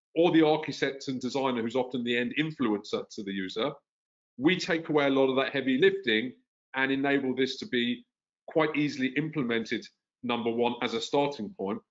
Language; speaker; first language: English; native; English